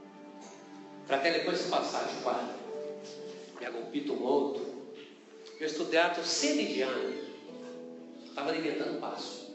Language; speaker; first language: Italian; non-native, learner; Portuguese